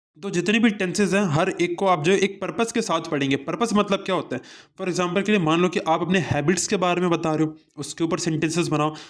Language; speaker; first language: Hindi; native; Hindi